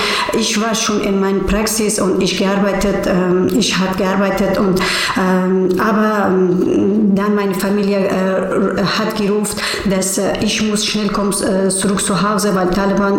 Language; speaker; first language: German; non-native, learner; Persian